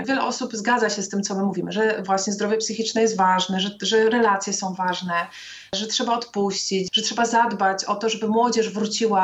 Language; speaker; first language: Polish; native; Polish